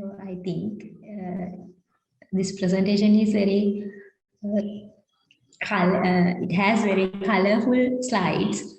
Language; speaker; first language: English; non-native, learner; Sinhala